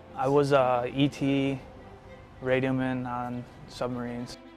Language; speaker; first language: English; native; English